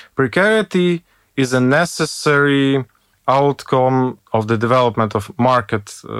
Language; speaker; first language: English; non-native, fluent; Ukrainian